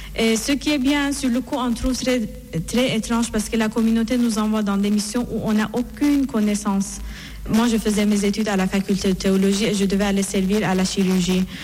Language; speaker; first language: French; non-native, fluent; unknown